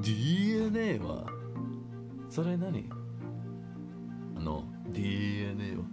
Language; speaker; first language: Japanese; non-native, learner; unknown